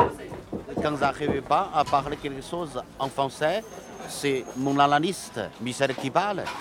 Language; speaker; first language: French; non-native, learner; Chinese